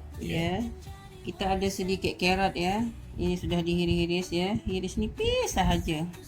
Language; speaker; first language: Malay; native; Malay